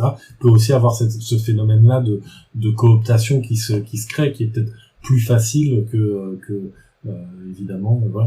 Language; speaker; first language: French; native; French